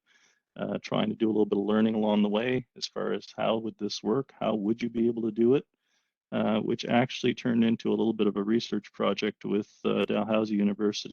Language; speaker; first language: English; native; English